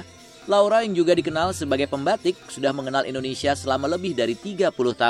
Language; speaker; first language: Indonesian; native; Indonesian